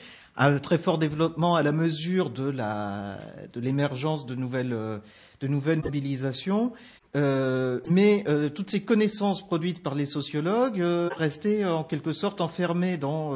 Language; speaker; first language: French; native; French